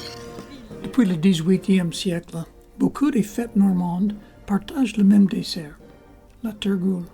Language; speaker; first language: French; non-native, fluent; English